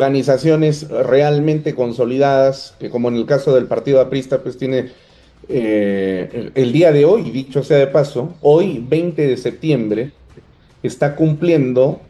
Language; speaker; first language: Spanish; native; Spanish